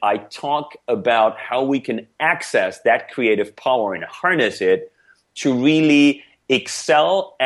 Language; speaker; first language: English; non-native, fluent; German